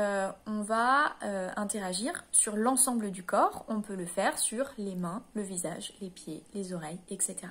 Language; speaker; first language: French; native; French